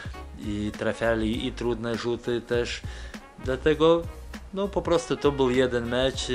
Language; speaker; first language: Polish; non-native, fluent; Lithuanian